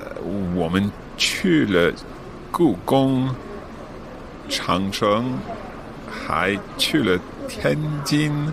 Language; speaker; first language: Chinese; non-native, learner; English